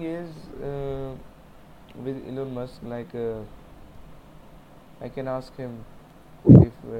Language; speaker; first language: English; non-native, local second language; Hindi